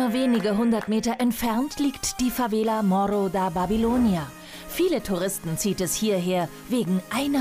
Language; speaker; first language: German; native; German